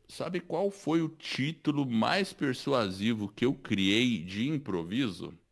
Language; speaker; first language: Portuguese; early bilingual, other home language; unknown